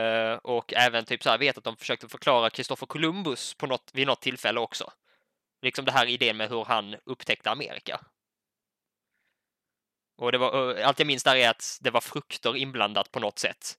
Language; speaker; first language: Swedish; native; Swedish